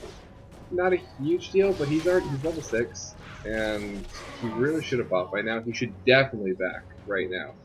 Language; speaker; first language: English; native; English